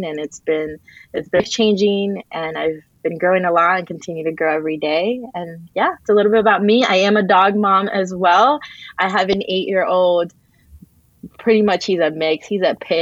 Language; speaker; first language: English; early bilingual, other home language; Spanish